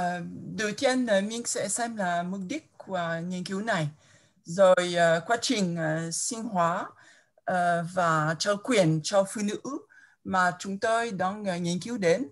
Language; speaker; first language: Vietnamese; non-native, fluent; French